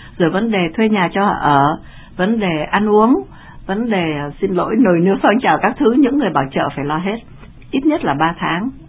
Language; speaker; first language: Vietnamese; native; Vietnamese